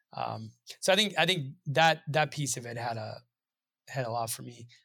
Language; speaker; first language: English; native; English